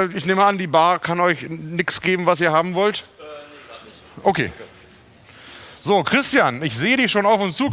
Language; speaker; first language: German; native; German